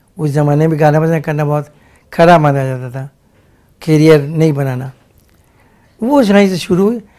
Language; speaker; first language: Hindi; non-native, local second language; Bangla